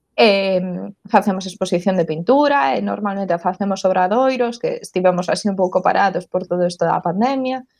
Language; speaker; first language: Galician; non-native, local second language; Spanish